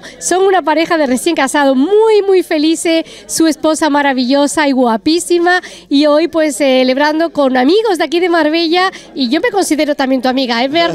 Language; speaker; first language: Spanish; native; Spanish